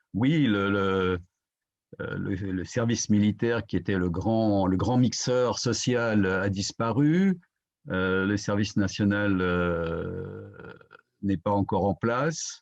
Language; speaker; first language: French; native; French